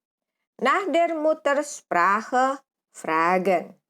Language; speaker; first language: German; non-native, fluent; Indonesian